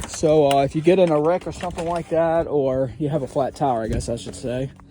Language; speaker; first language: English; native; English